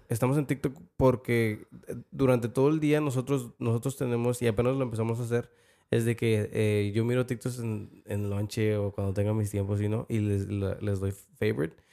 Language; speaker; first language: Spanish; early bilingual, heritage; Spanish